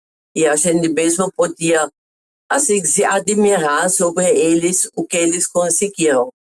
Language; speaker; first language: Portuguese; non-native, fluent; German